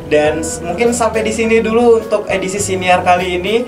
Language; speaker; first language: Indonesian; native; Indonesian